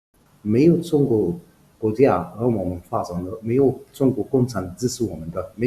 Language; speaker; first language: Chinese; non-native, fluent; Arabic